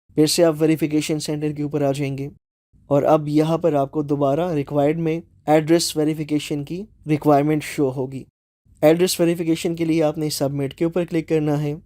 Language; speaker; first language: Urdu; non-native, local second language; Punjabi